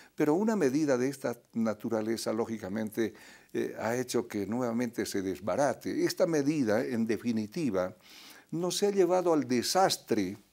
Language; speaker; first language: Spanish; native; Spanish